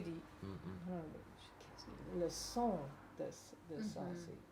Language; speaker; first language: French; non-native, learner; English